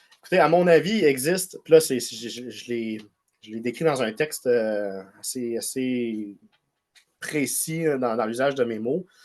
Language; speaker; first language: French; native; French